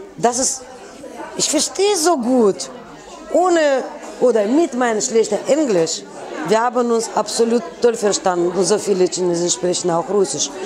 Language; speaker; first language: German; non-native, fluent; Russian